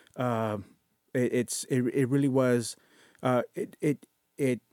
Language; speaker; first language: English; early bilingual, other home language; Spanish